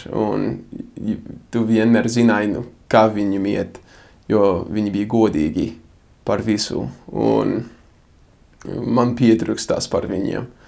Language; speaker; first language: Latvian; non-native, fluent; English